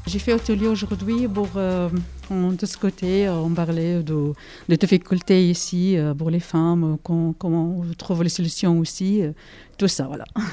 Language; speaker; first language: French; non-native, learner; Arabic